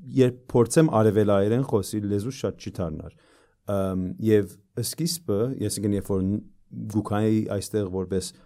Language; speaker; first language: Armenian; early bilingual, heritage; Armenian